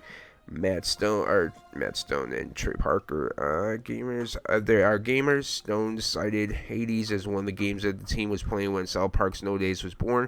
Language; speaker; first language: English; native; English